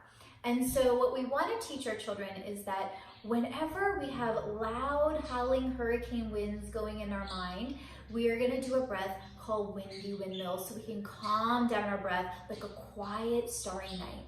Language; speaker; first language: English; native; English